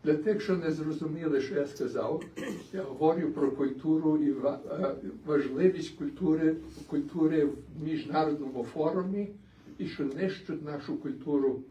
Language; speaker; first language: Ukrainian; early bilingual, other home language; English